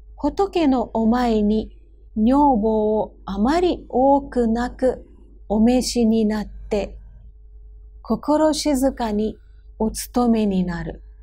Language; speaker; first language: Japanese; non-native, fluent; Hindi